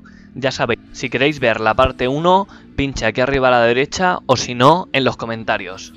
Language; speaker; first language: Spanish; native; Spanish